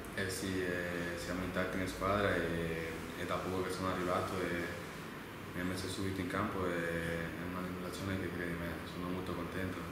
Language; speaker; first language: Italian; non-native, learner; Spanish